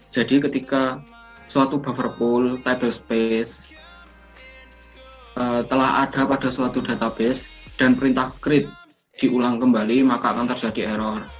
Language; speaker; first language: Indonesian; native; Indonesian